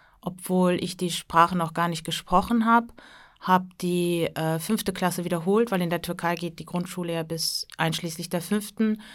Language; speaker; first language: German; early bilingual, other home language; Turkish